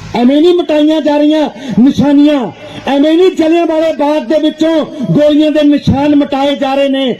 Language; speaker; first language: Punjabi; non-native, local second language; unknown